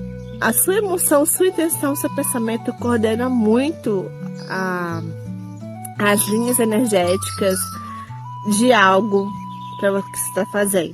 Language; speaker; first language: Portuguese; native; Portuguese